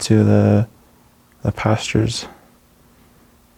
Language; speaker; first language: English; native; English